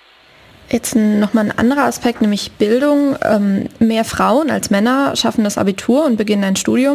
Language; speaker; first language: German; native; German